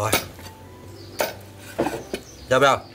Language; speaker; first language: Chinese; non-native, fluent; Vietnamese